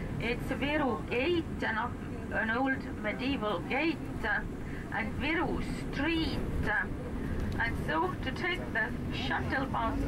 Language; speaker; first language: English; non-native, fluent; Estonian